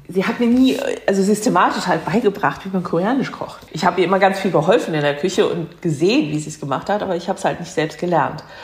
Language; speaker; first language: German; early bilingual, other home language; Korean